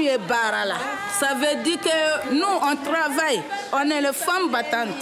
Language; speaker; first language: French; non-native, local second language; Mandingo